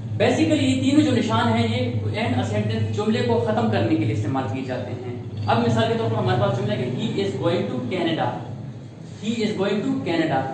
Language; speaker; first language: Urdu; native; Urdu